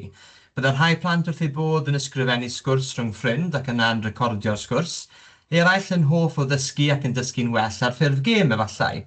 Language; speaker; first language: Welsh; native; Welsh